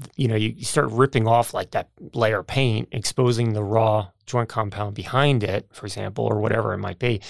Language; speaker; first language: English; native; English